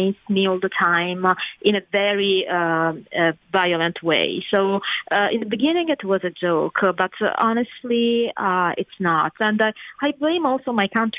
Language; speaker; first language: English; non-native, fluent; Italian